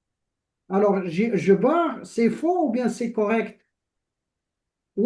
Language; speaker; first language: French; non-native, local second language; Arabic